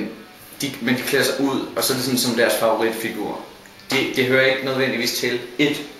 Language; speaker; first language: Danish; native; Danish